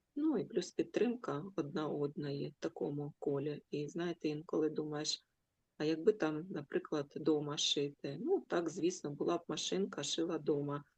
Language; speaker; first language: Ukrainian; non-native, local second language; Russian